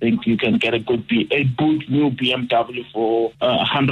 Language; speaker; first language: English; non-native, local second language; Tsonga